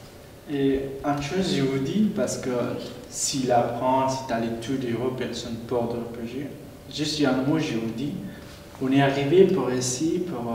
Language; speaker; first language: French; non-native, learner; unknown